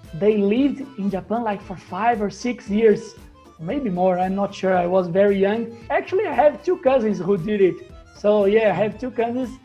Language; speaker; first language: English; non-native, fluent; Portuguese